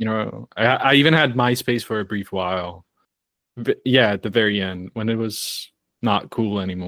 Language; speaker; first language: English; non-native, fluent; Croatian